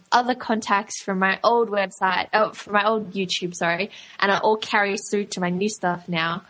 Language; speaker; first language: English; native; English